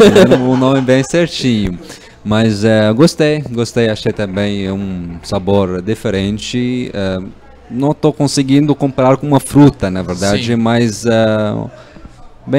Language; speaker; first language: Portuguese; non-native, fluent; Arabic